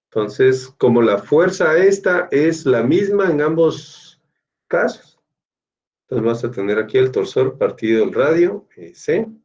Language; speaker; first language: Spanish; native; Spanish